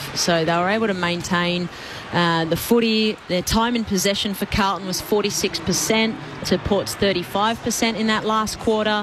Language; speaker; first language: English; native; English